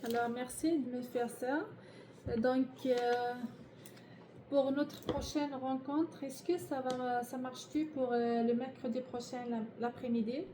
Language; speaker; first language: French; non-native, learner; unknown